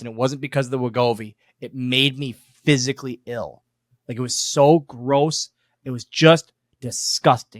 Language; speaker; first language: English; native; English